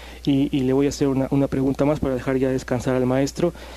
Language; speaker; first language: Spanish; native; Spanish